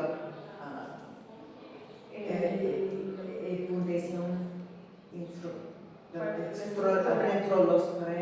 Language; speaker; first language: Spanish; non-native, learner; English